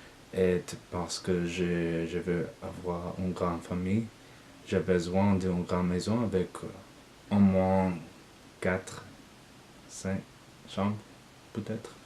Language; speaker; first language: French; non-native, learner; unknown